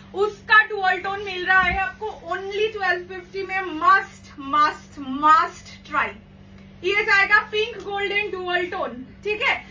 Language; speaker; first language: Hindi; non-native, local second language; Bangla